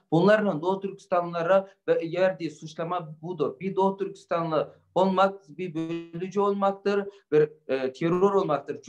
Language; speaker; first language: Turkish; non-native, fluent; Uyghur